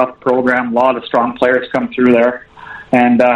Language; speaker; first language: English; native; English